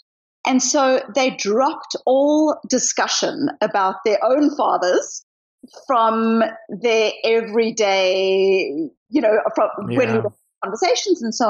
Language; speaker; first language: English; native; English